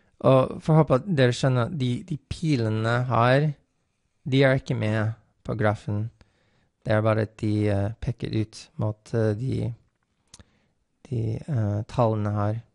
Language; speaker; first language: Norwegian; non-native, fluent; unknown